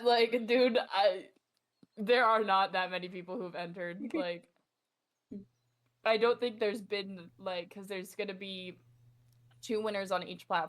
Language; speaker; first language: English; native; English